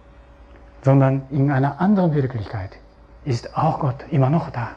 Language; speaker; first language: German; non-native, fluent; Japanese